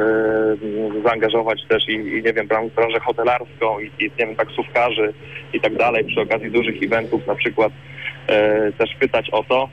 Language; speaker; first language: Polish; native; Polish